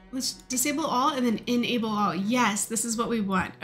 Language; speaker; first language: English; native; English